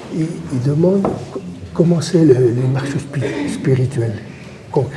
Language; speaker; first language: French; non-native, fluent; Spanish